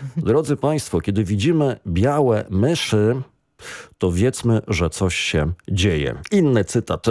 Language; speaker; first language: Polish; native; Polish